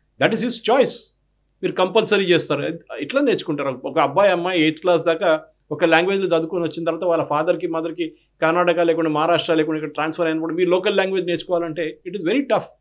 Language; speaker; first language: Telugu; non-native, fluent; Malayalam